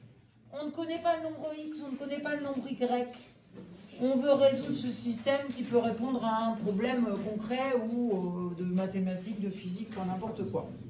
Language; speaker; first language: French; native; French